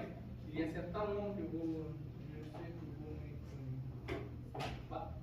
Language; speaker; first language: French; non-native, fluent; Spanish